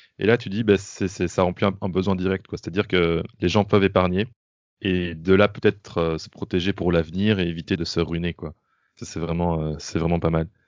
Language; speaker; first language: French; native; French